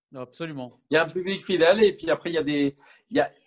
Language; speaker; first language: French; native; French